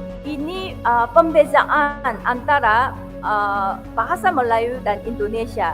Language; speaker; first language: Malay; non-native, fluent; Korean